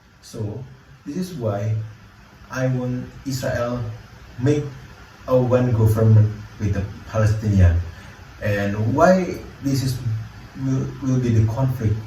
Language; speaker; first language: English; non-native, learner; Indonesian